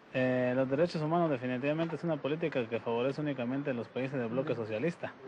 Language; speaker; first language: Spanish; native; Spanish